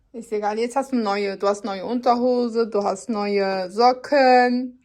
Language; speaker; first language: German; early bilingual, other home language; Turkish